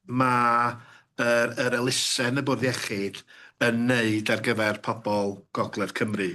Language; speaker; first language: Welsh; native; Welsh